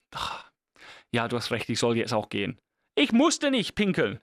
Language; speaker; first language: German; non-native, fluent; English